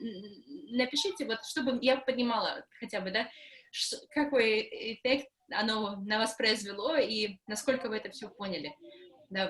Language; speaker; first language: Russian; native; Russian